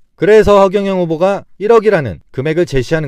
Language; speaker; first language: Korean; native; Korean